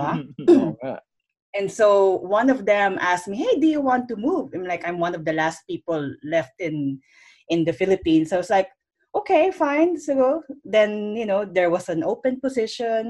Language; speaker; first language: English; non-native, local second language; Filipino